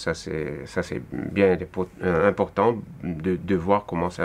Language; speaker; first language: French; non-native, fluent; Russian